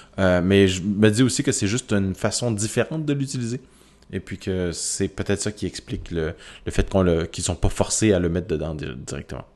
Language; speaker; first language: French; native; French